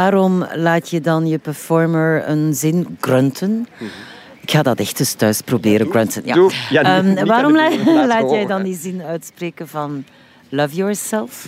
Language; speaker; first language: Dutch; native; Dutch